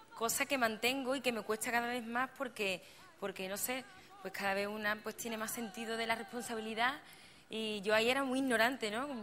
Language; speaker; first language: Spanish; native; Spanish